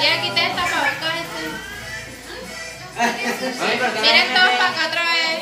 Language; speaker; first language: Spanish; native; Spanish